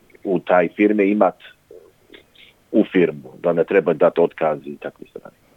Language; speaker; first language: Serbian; early bilingual, heritage; English